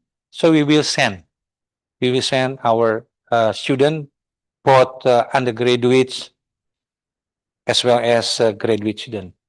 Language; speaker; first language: English; non-native, fluent; Indonesian